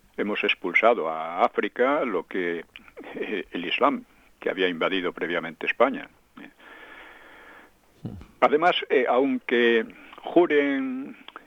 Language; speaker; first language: Spanish; non-native, local second language; Galician